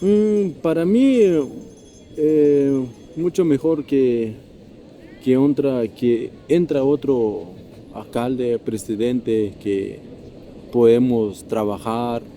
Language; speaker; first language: Spanish; non-native, local second language; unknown